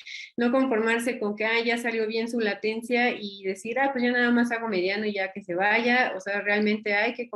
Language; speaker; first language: Spanish; native; Spanish